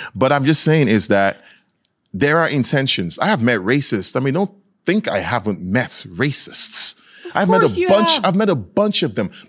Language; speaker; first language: English; non-native, local second language; Yoruba